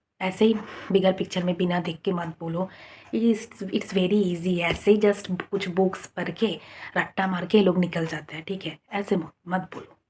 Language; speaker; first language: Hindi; non-native, local second language; Bangla